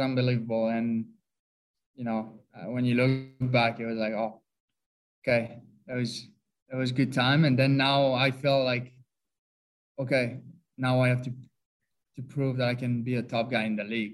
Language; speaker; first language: English; non-native, fluent; French